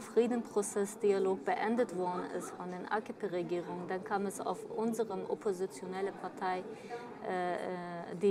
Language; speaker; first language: German; early bilingual, other home language; Kurdish